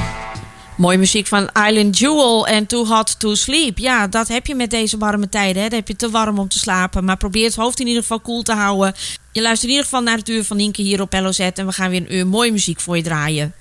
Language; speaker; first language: Dutch; native; Dutch